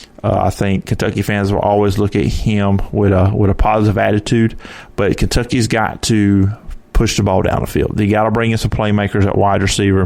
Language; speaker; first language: English; native; English